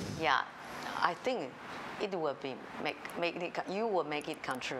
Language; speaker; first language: English; non-native, learner; Chinese